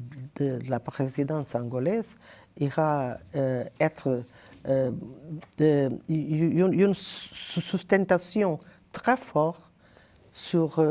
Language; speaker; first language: French; non-native, learner; Portuguese